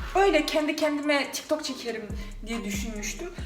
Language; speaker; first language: Turkish; non-native, fluent; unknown